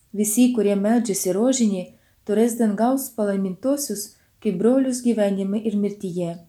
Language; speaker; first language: Lithuanian; non-native, fluent; Ukrainian